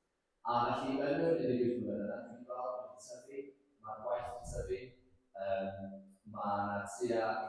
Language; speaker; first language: Welsh; native; Welsh